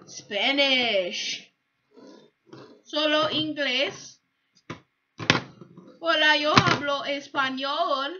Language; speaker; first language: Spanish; non-native, learner; English